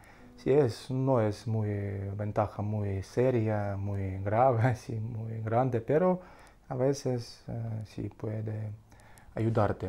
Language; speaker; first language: Spanish; non-native, learner; Russian